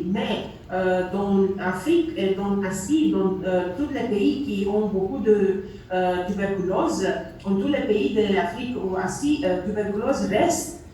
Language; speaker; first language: French; non-native, learner; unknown